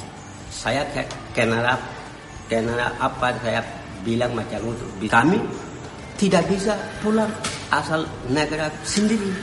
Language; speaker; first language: Indonesian; non-native, learner; Rohingya